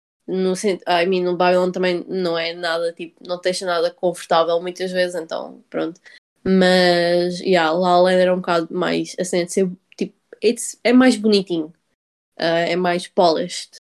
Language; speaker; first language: Portuguese; early bilingual, heritage; Portuguese